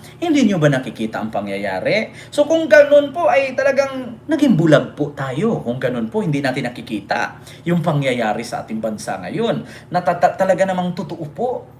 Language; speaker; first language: Filipino; non-native, local second language; Cebuano